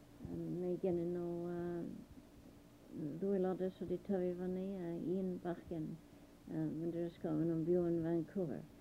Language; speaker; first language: Welsh; early bilingual, heritage; Welsh